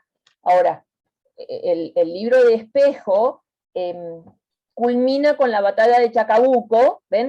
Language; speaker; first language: Spanish; native; Spanish